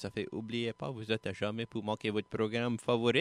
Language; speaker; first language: French; native; French